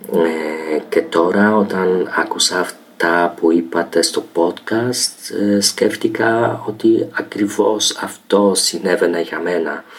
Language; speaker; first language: Greek; non-native, fluent; Polish